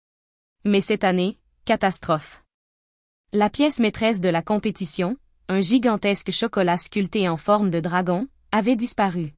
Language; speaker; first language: French; native; French